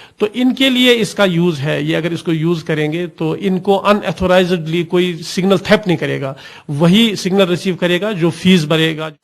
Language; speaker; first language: Urdu; non-native, local second language; Kashmiri